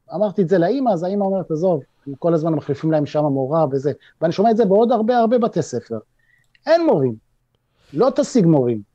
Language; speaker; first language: Hebrew; native; Hebrew